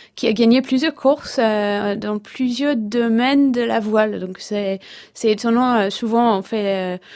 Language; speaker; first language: French; non-native, fluent; English